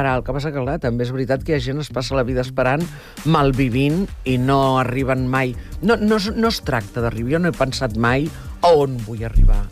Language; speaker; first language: Catalan; early bilingual, heritage; Catalan